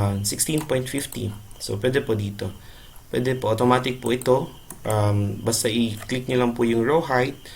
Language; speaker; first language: Filipino; non-native, local second language; Cebuano